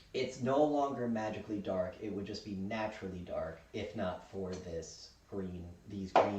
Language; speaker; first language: English; native; English